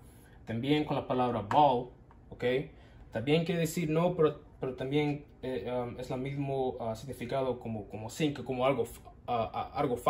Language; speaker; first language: Spanish; non-native, learner; English